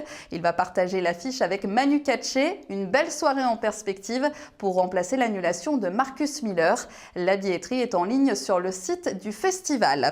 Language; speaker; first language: French; native; French